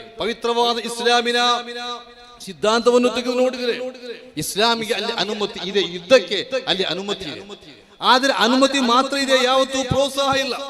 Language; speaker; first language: Kannada; non-native, local second language; Badaga